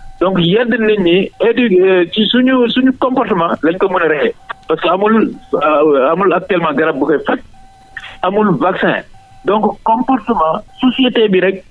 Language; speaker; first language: Wolof; non-native, local second language; Fula